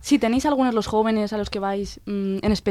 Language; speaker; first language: Spanish; native; Spanish